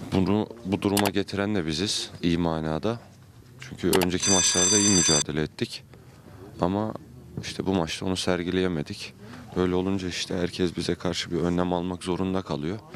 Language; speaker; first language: Turkish; native; Turkish